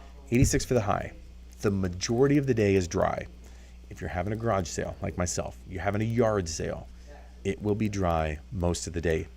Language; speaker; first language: English; native; English